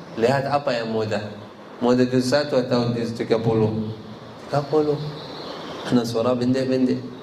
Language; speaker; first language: Indonesian; non-native, learner; Arabic